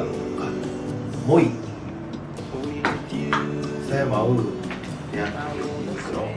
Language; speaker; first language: Indonesian; non-native, learner; Japanese